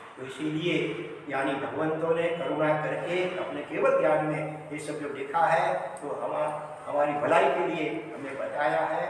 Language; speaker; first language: Hindi; non-native, local second language; Gujarati